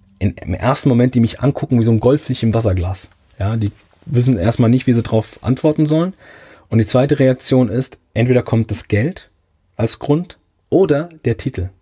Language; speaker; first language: German; early bilingual, other home language; Italian